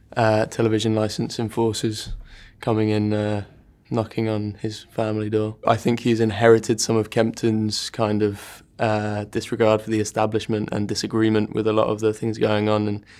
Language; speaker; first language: English; native; English